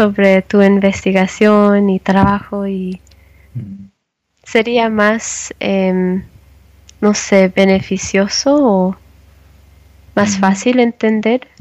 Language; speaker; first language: Spanish; non-native, learner; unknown